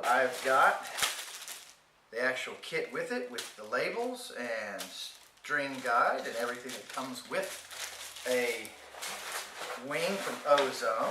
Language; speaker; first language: English; native; English